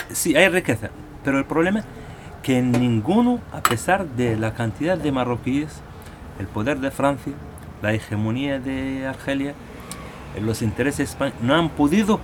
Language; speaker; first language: Spanish; non-native, local second language; Arabic